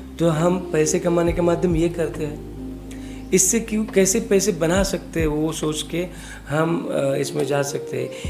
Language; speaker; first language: Hindi; non-native, local second language; Marathi